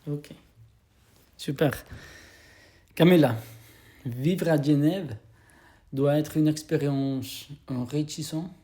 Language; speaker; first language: French; non-native, fluent; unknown